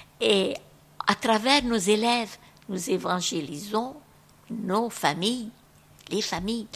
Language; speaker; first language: French; non-native, local second language; Arabic